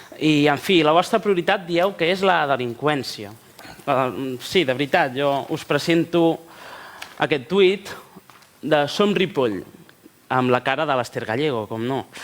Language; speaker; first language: Catalan; early bilingual, other home language; Spanish